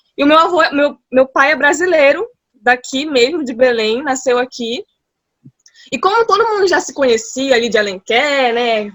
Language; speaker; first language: Portuguese; early bilingual, heritage; Portuguese